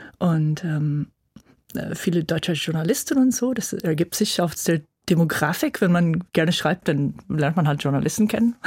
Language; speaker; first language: German; non-native, fluent; English